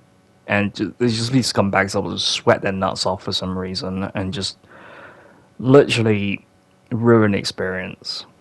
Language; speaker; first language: English; native; English